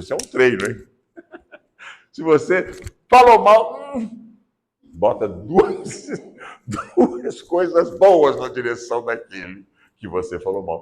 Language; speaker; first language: Portuguese; native; Portuguese